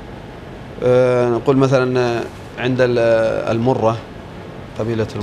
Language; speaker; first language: Arabic; native; Arabic